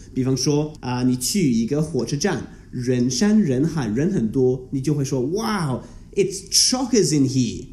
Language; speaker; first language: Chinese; non-native, fluent; English